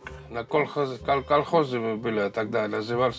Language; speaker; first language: Russian; non-native, local second language; Georgian